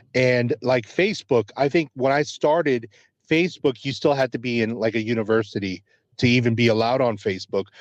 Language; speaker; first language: English; early bilingual, other home language; Spanish